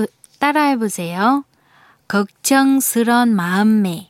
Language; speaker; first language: Korean; non-native, fluent; Vietnamese